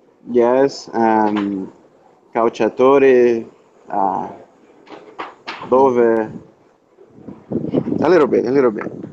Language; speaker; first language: Italian; non-native, learner; Portuguese